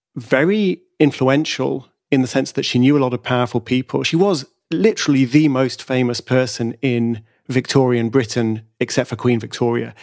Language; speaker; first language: English; native; English